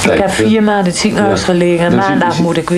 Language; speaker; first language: Dutch; native; Dutch